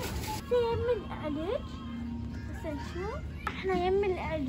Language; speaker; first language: Arabic; early bilingual, heritage; Arabic